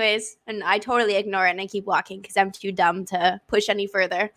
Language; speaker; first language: English; native; English